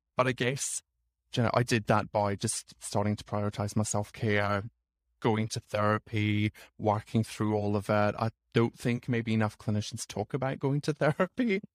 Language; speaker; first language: English; native; English